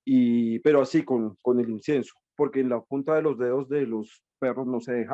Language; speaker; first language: Spanish; native; Spanish